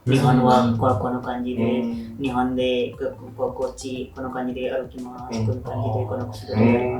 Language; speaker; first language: Japanese; non-native, learner; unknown